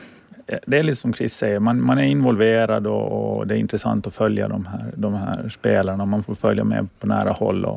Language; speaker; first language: Swedish; native; Swedish